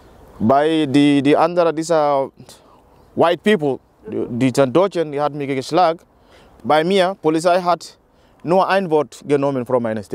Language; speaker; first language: German; non-native, learner; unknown